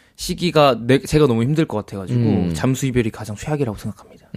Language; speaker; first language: Korean; native; Korean